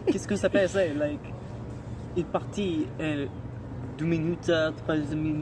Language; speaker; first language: French; non-native, learner; English